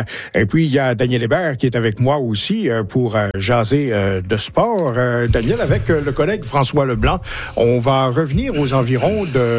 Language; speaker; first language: French; native; French